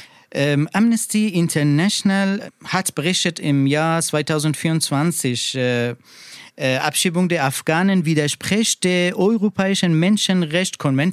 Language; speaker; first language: German; non-native, learner; Persian